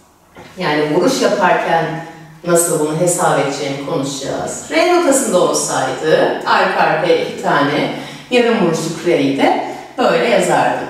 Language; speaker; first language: Turkish; native; Turkish